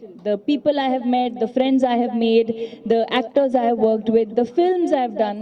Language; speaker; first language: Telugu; non-native, fluent; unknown